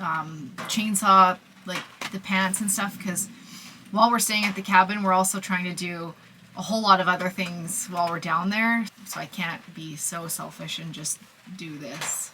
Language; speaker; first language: English; native; English